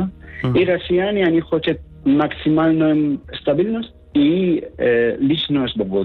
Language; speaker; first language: Russian; non-native, learner; Spanish